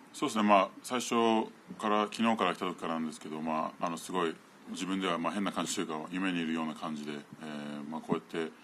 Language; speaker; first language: Japanese; native; Japanese